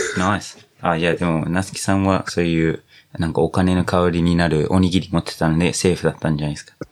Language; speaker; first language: Japanese; non-native, fluent; English